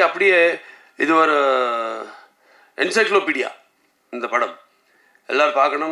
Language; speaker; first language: Tamil; non-native, local second language; Telugu